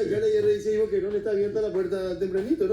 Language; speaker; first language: Spanish; native; Spanish